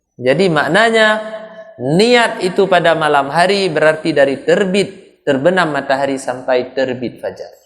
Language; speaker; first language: Malay; non-native, local second language; Achinese